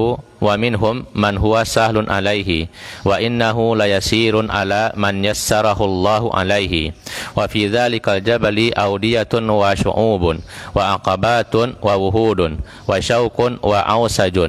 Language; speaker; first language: Arabic; non-native, fluent; Indonesian